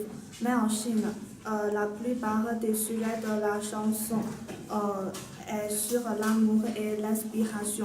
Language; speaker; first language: French; non-native, learner; Chinese